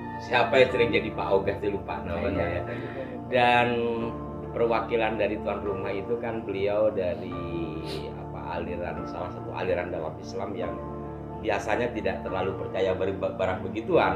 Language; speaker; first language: Indonesian; native; Indonesian